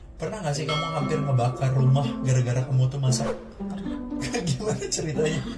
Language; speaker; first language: Indonesian; native; Indonesian